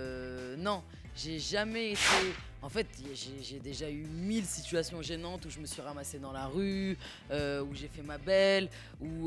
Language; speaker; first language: French; native; French